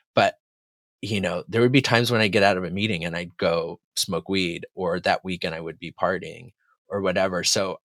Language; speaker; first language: English; native; English